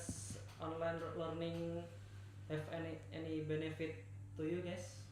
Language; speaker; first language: English; non-native, learner; Indonesian